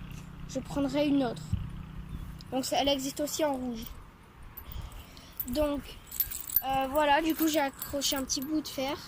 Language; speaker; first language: French; native; French